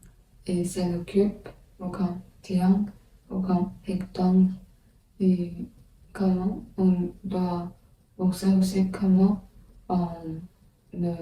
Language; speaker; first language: French; non-native, learner; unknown